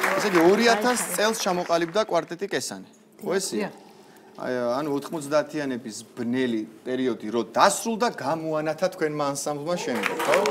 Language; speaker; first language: Georgian; native; Georgian